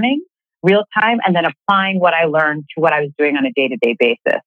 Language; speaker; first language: English; native; English